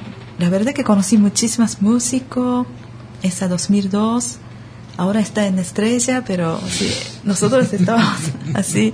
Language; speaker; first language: Spanish; non-native, learner; Japanese